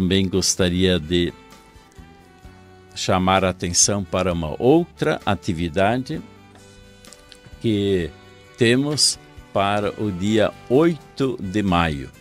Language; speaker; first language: Portuguese; native; Portuguese